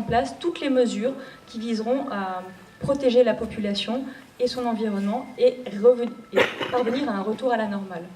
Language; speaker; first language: French; native; French